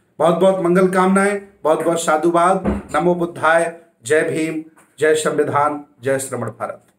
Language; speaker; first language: Hindi; native; Hindi